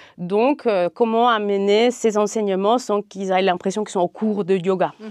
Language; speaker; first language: French; non-native, fluent; Spanish